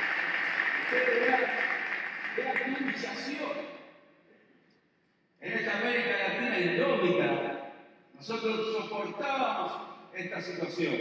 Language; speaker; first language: Spanish; native; Spanish